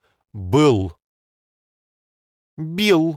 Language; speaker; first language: Russian; non-native, learner; English